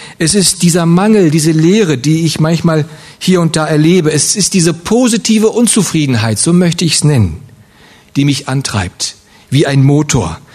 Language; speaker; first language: German; early bilingual, other home language; Russian